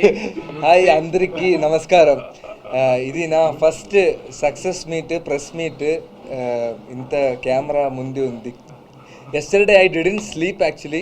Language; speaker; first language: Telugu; non-native, learner; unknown